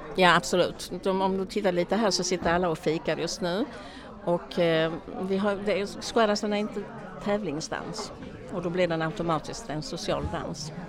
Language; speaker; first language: Swedish; native; Swedish